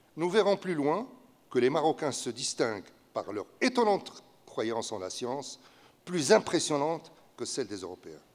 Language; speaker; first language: French; non-native, local second language; Arabic